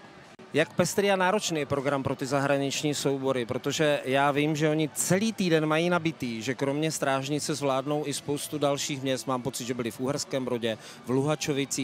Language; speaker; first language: Czech; native; Czech